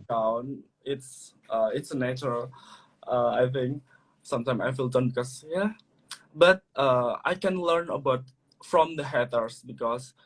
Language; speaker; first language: English; non-native, learner; Indonesian